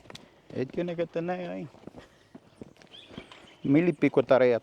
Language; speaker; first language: Spanish; native; Spanish